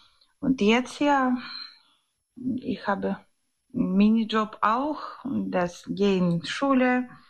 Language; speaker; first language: German; non-native, learner; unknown